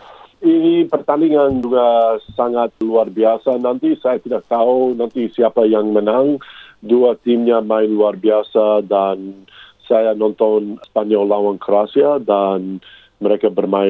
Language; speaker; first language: Indonesian; non-native, fluent; English